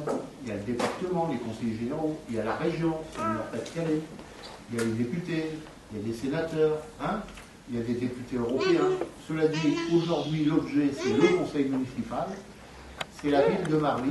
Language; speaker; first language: French; native; French